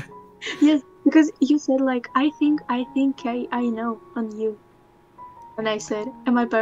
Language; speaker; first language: English; non-native, learner; Russian